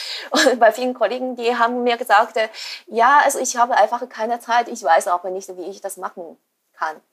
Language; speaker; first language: German; non-native, fluent; Chinese